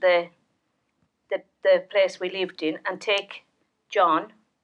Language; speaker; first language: English; native; English